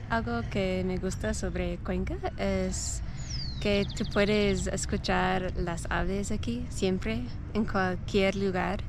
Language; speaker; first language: Spanish; non-native, learner; English